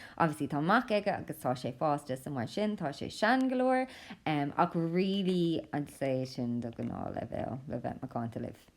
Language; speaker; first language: Irish; non-native, local second language; English